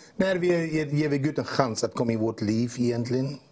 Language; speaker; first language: Swedish; non-native, fluent; Dutch